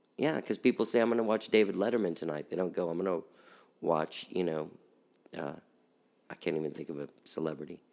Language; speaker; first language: English; native; English